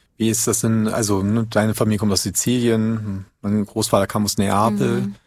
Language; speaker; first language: German; native; German